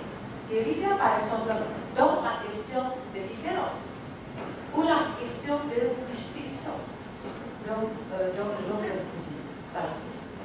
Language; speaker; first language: French; non-native, fluent; Indonesian